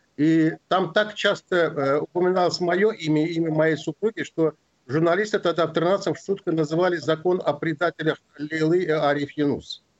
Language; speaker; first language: Russian; non-native, local second language; Azerbaijani